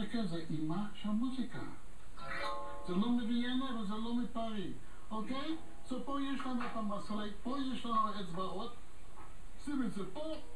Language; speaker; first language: Hebrew; non-native, fluent; English